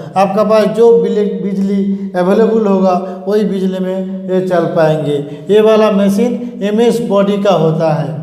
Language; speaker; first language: Hindi; non-native, local second language; Bangla